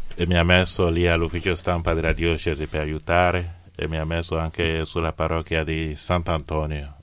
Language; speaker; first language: Italian; non-native, fluent; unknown